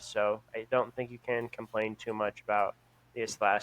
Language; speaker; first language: English; native; English